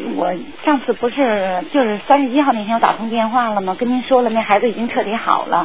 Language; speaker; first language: Chinese; native; Chinese